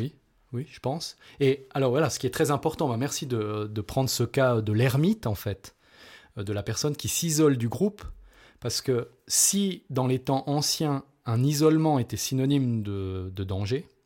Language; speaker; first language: French; native; French